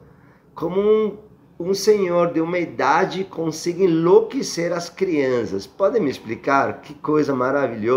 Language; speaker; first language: Portuguese; non-native, fluent; Spanish